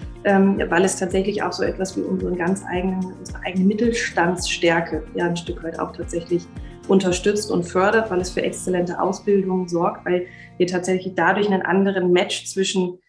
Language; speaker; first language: German; native; German